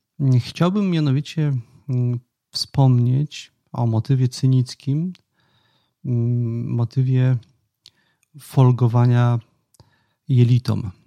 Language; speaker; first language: Polish; native; Polish